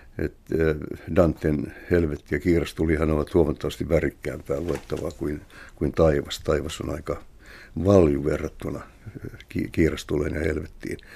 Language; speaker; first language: Finnish; native; Finnish